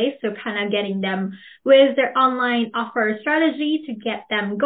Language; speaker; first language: English; non-native, local second language; Filipino